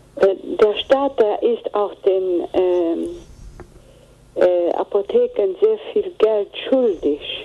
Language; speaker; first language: German; non-native, fluent; Greek